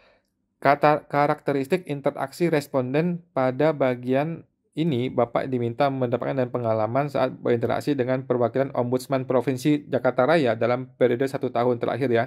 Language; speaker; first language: Indonesian; native; Indonesian